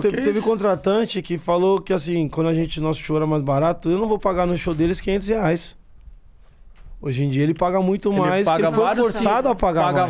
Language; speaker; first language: Portuguese; native; Portuguese